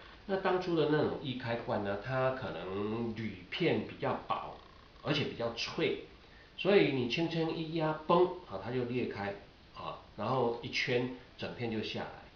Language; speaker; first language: Chinese; native; Chinese